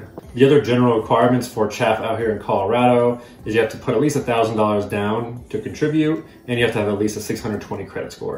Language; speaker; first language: English; native; English